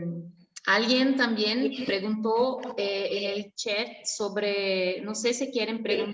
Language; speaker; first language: Spanish; non-native, fluent; Portuguese